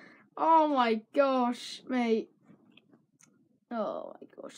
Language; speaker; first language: English; native; English